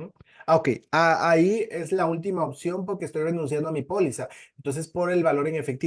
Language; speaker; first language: Spanish; native; Spanish